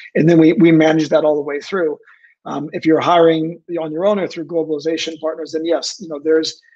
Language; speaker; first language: English; native; English